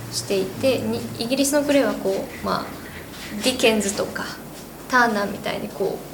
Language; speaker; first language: Japanese; native; Japanese